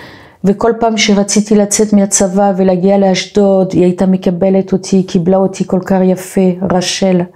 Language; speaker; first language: Hebrew; non-native, fluent; French